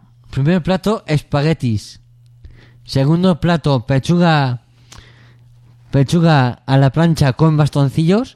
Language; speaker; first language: Spanish; native; Spanish